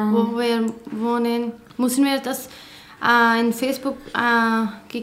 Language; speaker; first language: German; non-native, learner; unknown